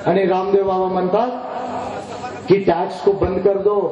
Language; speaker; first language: Hindi; non-native, local second language; Marathi